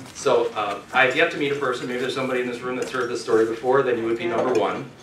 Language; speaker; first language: English; native; English